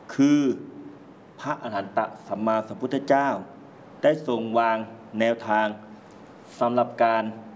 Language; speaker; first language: Thai; native; Thai